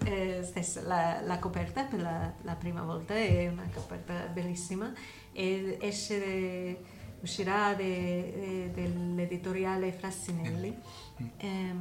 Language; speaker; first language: Italian; non-native, learner; English